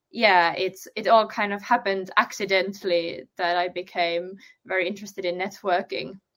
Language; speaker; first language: English; non-native, fluent; Finnish